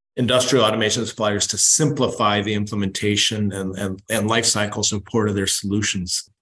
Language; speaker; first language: English; native; English